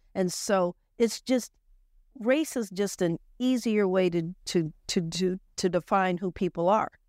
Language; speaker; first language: English; native; English